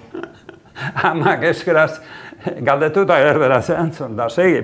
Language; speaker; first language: Basque; native; Basque